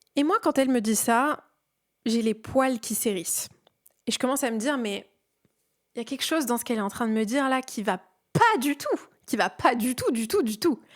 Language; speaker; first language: French; early bilingual, other home language; Persian